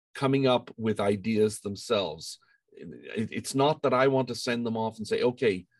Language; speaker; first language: English; native; English